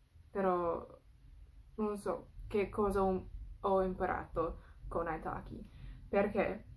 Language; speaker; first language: Italian; non-native, fluent; English